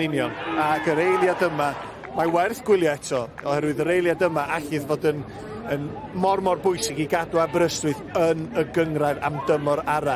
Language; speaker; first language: Welsh; native; Welsh